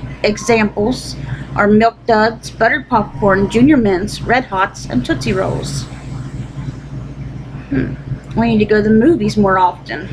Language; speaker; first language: English; native; English